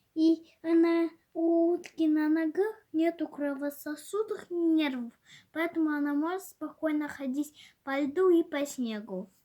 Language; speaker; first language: Russian; native; Russian